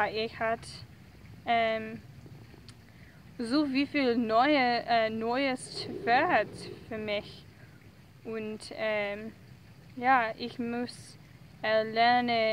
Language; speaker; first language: German; non-native, learner; English